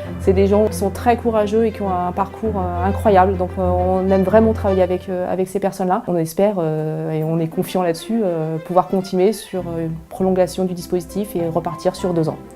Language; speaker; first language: French; native; French